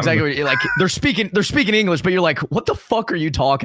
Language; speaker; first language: English; native; English